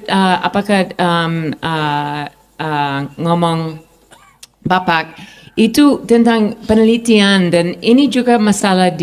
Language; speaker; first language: Indonesian; non-native, fluent; English